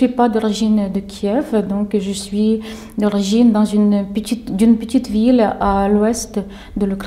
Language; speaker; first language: French; non-native, fluent; Ukrainian